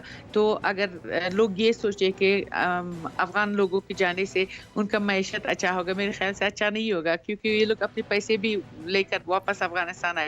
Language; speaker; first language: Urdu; non-native, fluent; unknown